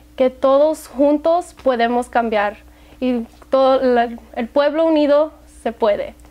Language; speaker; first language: Spanish; early bilingual, heritage; Spanish